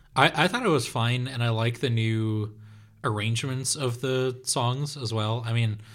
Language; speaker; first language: English; non-native, fluent; Dutch